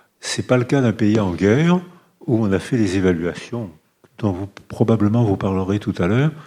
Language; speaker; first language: French; native; French